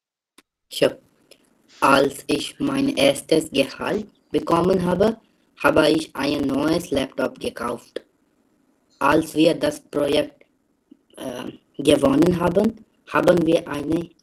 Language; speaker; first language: German; non-native, learner; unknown